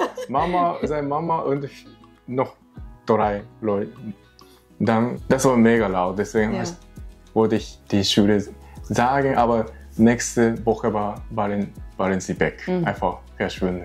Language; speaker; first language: German; non-native, learner; Japanese